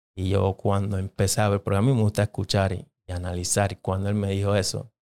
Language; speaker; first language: Spanish; non-native, local second language; Jamaican Creole English